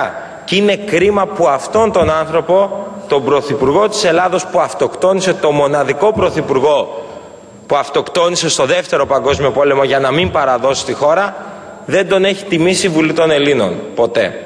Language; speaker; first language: Greek; native; Greek